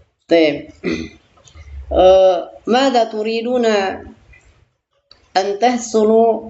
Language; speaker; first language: Arabic; non-native, fluent; Indonesian